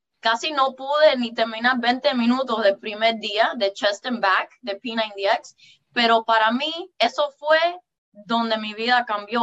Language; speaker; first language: Spanish; early bilingual, heritage; English